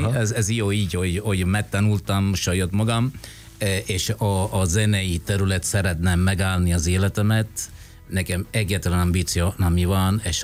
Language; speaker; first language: Hungarian; non-native, fluent; Italian